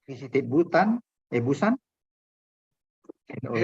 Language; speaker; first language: English; non-native, learner; Indonesian